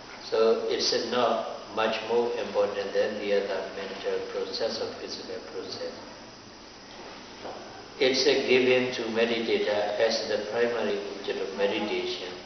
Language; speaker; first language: English; non-native, fluent; Burmese